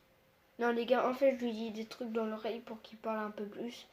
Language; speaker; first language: French; native; French